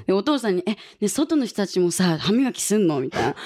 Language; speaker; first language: Japanese; early bilingual, other home language; English